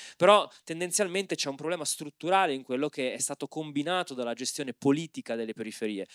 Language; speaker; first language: Italian; native; Italian